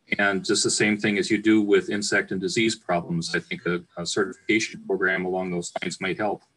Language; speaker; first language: English; native; English